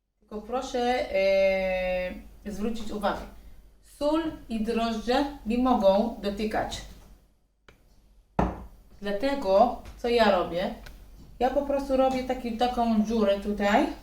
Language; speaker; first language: Polish; non-native, learner; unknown